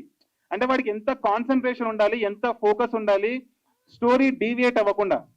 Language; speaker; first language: Telugu; native; Telugu